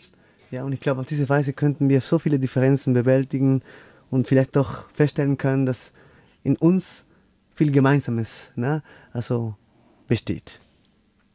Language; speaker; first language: German; non-native, fluent; Spanish